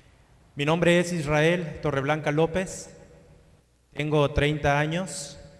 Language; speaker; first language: Spanish; native; Spanish